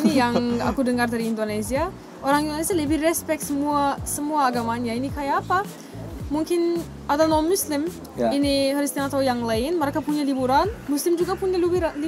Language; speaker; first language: Indonesian; non-native, fluent; Turkish